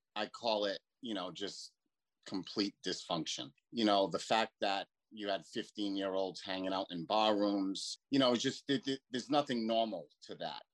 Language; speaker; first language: English; native; English